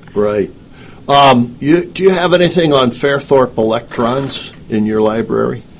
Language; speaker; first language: English; native; English